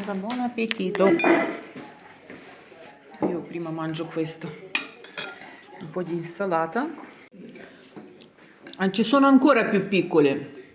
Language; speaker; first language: Italian; non-native, learner; Ukrainian